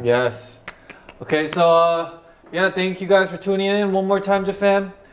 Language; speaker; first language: English; early bilingual, other home language; Korean